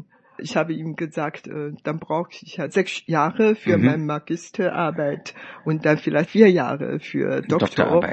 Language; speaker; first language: German; non-native, fluent; Chinese